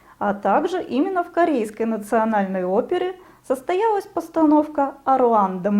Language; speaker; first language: Russian; native; Russian